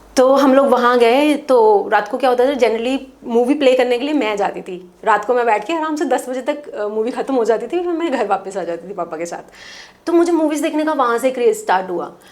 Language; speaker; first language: Hindi; non-native, local second language; Punjabi